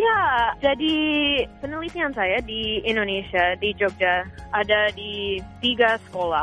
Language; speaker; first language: Indonesian; non-native, fluent; English